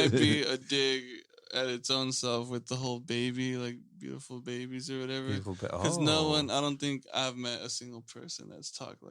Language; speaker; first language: English; native; English